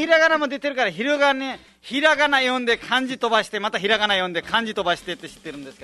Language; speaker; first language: Japanese; non-native, fluent; Nepali